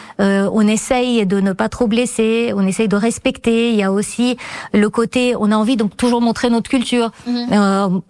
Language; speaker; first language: French; non-native, fluent; Armenian